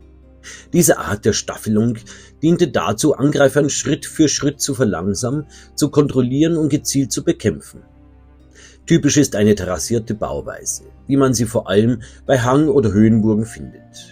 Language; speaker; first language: German; native; German